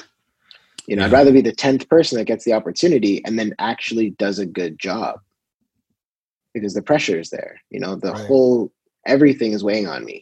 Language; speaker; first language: English; native; English